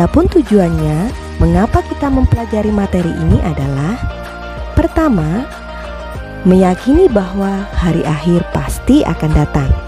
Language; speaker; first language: Indonesian; native; Indonesian